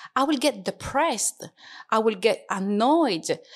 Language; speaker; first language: English; non-native, fluent; Italian